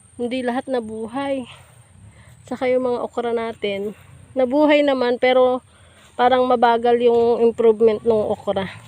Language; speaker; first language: Filipino; native; Filipino